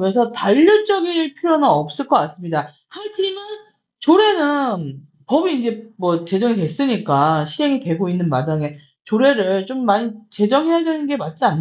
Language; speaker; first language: Korean; native; Korean